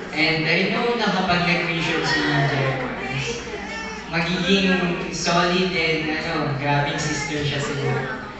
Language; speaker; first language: Filipino; native; Filipino